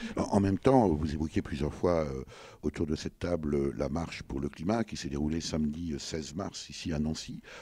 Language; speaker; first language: French; native; French